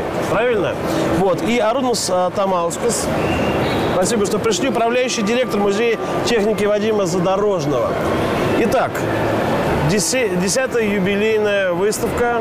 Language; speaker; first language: Russian; native; Russian